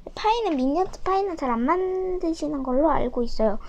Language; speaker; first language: Korean; native; Korean